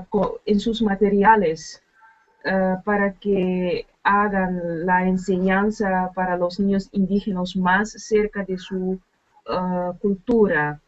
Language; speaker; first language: Spanish; non-native, learner; Dutch